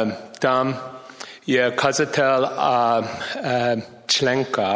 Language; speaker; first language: Czech; non-native, learner; English